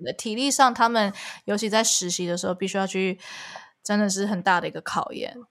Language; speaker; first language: Chinese; early bilingual, heritage; Chinese